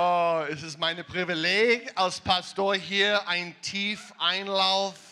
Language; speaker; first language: German; non-native, fluent; English